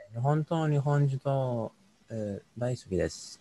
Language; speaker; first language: Japanese; non-native, learner; Greek